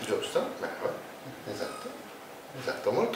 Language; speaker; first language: Italian; native; Italian